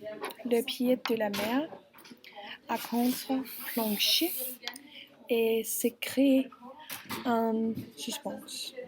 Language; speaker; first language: French; non-native, learner; Danish